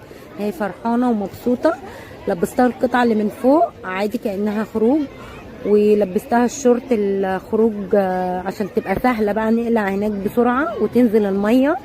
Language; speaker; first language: Arabic; native; Arabic